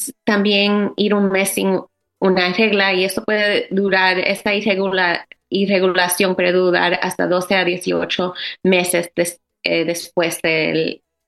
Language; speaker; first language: Spanish; early bilingual, heritage; Spanish